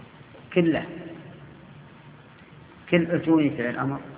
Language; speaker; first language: Arabic; native; Arabic